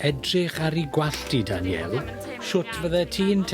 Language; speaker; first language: Welsh; native; Welsh